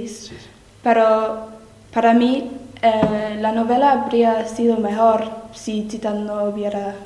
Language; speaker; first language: Spanish; non-native, learner; English